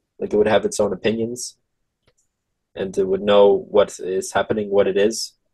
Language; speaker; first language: English; early bilingual, other home language; Russian